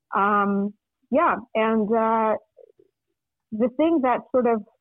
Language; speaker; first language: English; non-native, fluent; Russian